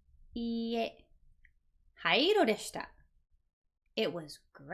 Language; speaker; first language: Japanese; non-native, fluent; English